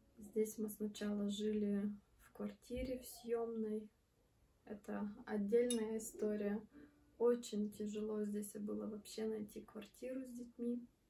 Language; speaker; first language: Russian; early bilingual, heritage; Russian